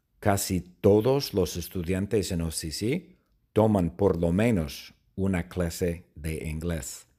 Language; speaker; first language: Spanish; non-native, fluent; English